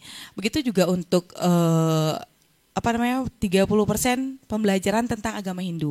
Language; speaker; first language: Indonesian; native; Indonesian